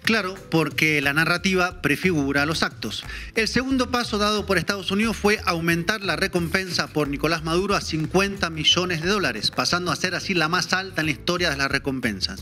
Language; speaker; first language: Spanish; native; Spanish